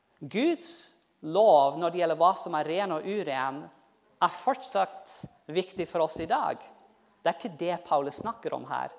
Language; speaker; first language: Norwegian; non-native, fluent; English